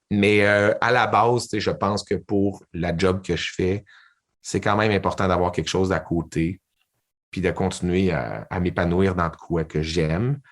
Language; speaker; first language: French; native; French